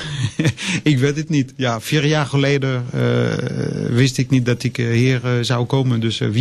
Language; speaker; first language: Dutch; non-native, fluent; French